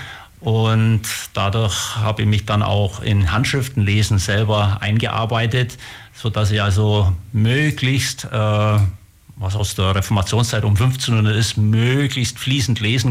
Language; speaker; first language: German; native; German